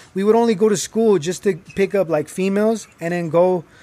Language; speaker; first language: English; early bilingual, other home language; Spanish